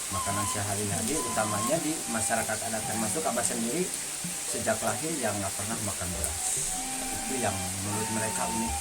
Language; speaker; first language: Indonesian; non-native, local second language; Sundanese